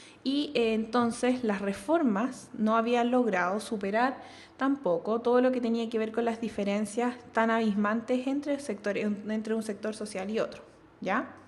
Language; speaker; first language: Spanish; native; Spanish